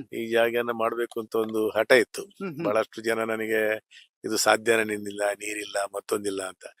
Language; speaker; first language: Kannada; non-native, local second language; Tulu